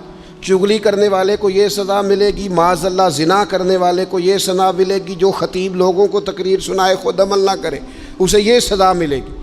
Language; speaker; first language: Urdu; non-native, local second language; Punjabi